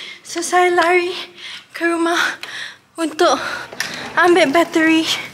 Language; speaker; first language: Malay; non-native, local second language; English